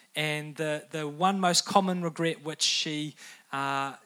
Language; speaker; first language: English; native; English